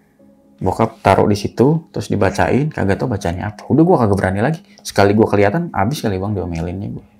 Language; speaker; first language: Indonesian; native; Indonesian